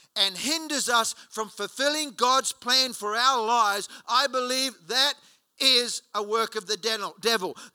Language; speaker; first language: English; native; English